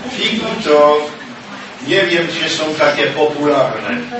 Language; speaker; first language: Polish; non-native, learner; French